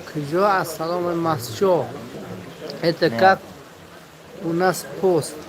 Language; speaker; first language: Russian; non-native, fluent; Tajik